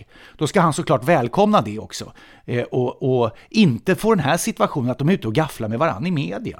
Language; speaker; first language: Swedish; native; Swedish